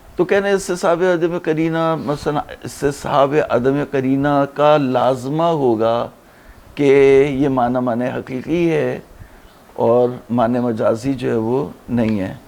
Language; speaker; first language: Urdu; native; Urdu